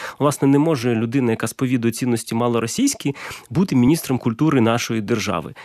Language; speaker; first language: Ukrainian; non-native, local second language; Russian